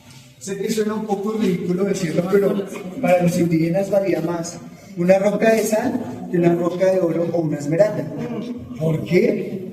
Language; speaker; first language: Spanish; native; Spanish